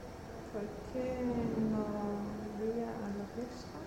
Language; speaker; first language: Spanish; non-native, learner; Swedish